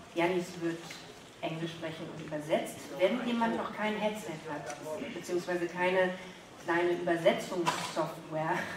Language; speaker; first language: German; native; German